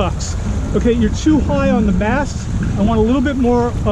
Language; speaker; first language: English; native; English